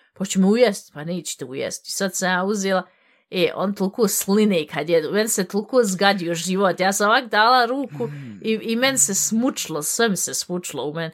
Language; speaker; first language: Bosnian; early bilingual, heritage; Bosnian